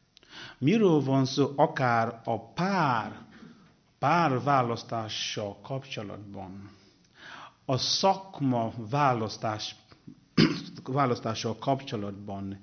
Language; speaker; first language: Hungarian; non-native, learner; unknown